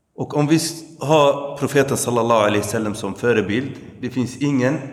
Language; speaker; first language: Swedish; early bilingual, other home language; Arabic